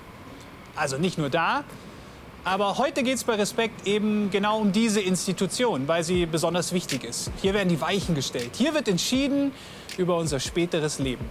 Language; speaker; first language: German; native; German